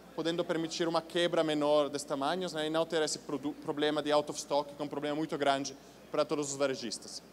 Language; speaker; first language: Portuguese; non-native, fluent; Italian